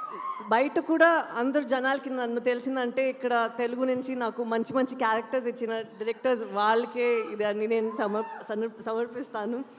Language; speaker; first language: Telugu; non-native, local second language; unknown